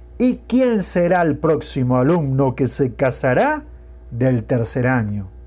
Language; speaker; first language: Spanish; non-native, fluent; Portuguese